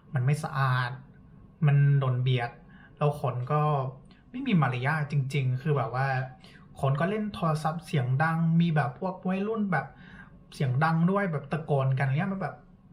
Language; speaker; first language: Thai; non-native, fluent; English